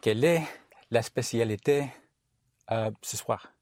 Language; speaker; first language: French; non-native, learner; English